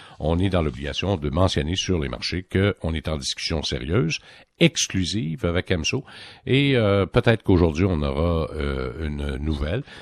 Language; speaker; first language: French; native; French